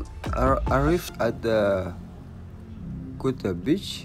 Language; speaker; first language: English; non-native, learner; Indonesian